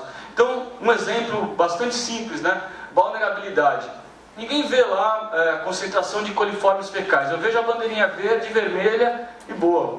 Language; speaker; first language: Portuguese; native; Portuguese